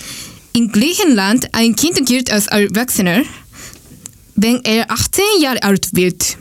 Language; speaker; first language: German; non-native, learner; Japanese